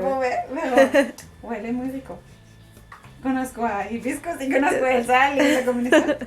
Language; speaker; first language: Spanish; non-native, learner; English